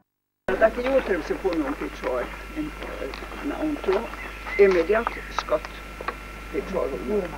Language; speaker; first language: Romanian; early bilingual, heritage; French